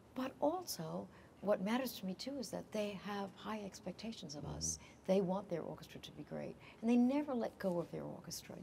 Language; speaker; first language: English; native; English